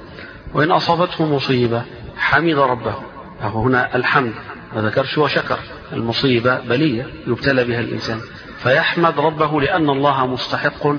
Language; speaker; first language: Arabic; native; Arabic